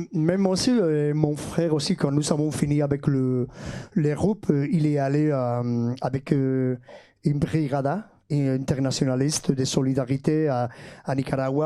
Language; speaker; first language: French; non-native, fluent; Basque